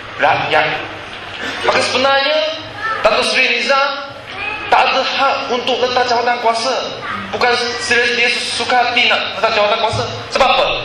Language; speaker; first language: Malay; non-native, local second language; Chinese